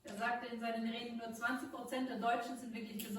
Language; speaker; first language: German; native; German